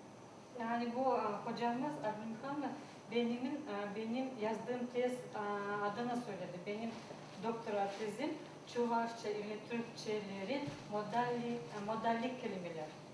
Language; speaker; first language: Turkish; non-native, fluent; Chuvash